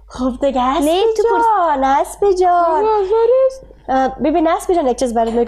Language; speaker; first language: Persian; native; Persian